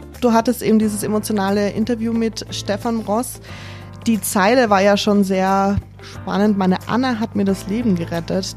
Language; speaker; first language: German; native; German